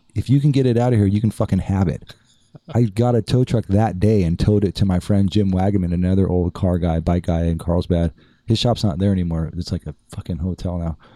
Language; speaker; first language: English; native; English